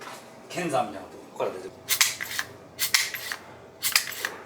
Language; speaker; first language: Japanese; native; Japanese